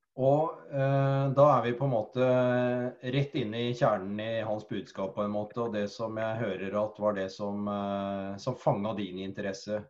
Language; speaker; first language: Norwegian; native; Norwegian